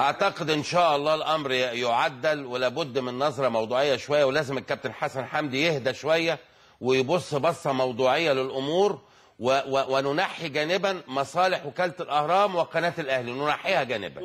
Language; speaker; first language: Arabic; native; Arabic